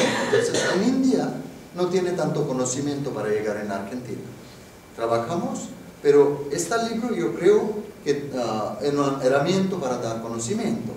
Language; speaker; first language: Spanish; non-native, fluent; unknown